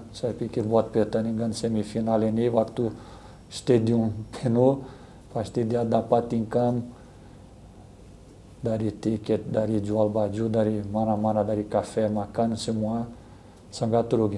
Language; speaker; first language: Indonesian; non-native, learner; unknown